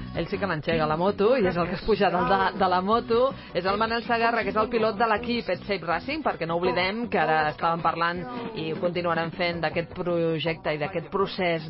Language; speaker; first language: Catalan; native; Catalan